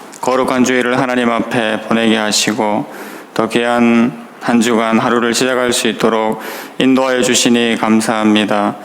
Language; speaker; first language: Korean; native; Korean